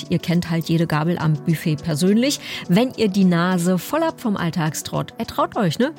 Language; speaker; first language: German; native; German